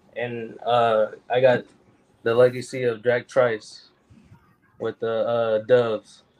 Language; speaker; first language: English; native; English